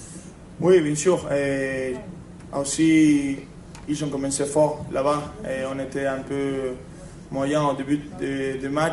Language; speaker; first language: French; non-native, fluent; Spanish